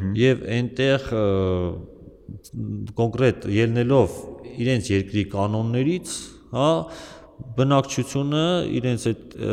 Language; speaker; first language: Armenian; native; Armenian